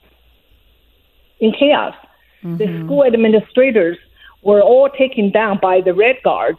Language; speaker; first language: English; non-native, fluent; Chinese